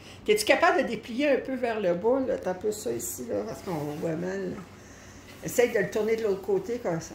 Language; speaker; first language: French; native; French